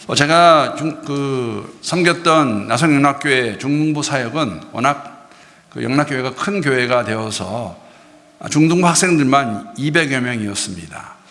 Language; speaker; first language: Korean; native; Korean